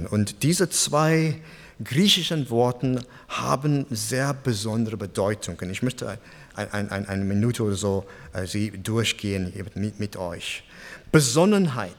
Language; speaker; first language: German; non-native, fluent; English